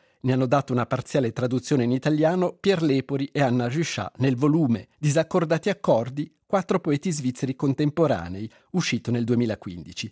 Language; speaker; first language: Italian; native; Italian